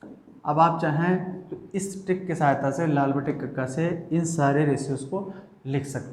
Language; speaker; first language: Hindi; native; Hindi